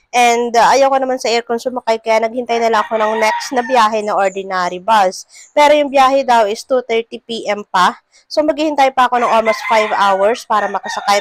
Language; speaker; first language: Filipino; non-native, local second language; Bikol